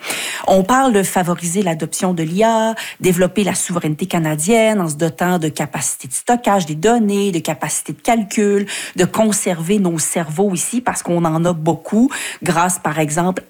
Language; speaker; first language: French; native; French